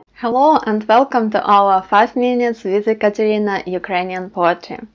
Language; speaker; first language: English; non-native, fluent; Ukrainian